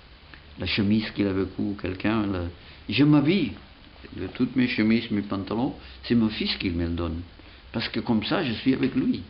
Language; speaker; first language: French; non-native, fluent; Catalan